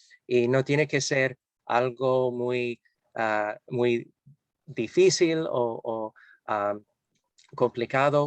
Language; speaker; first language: Spanish; non-native, fluent; English